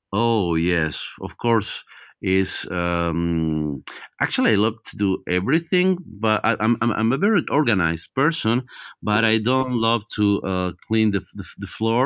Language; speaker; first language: English; non-native, fluent; Spanish